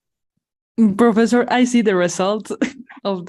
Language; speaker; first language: English; non-native, learner; Spanish